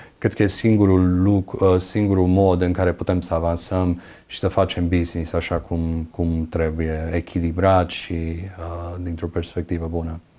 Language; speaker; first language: Romanian; early bilingual, other home language; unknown